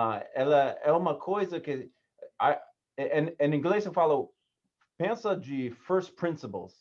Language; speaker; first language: Portuguese; non-native, learner; English